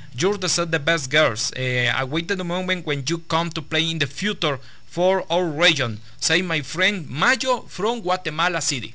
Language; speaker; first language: English; non-native, learner; Spanish